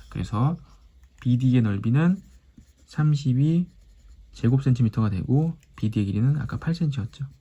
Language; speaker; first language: Korean; native; Korean